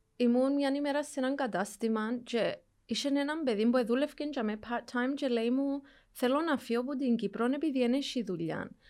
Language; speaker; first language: Greek; early bilingual, heritage; Greek